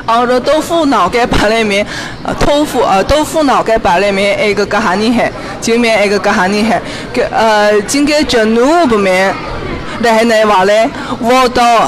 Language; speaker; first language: Hindi; non-native, fluent; Chinese